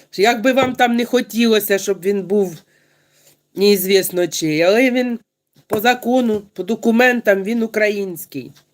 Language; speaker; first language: Ukrainian; non-native, local second language; Russian